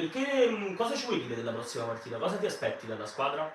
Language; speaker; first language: Italian; native; Italian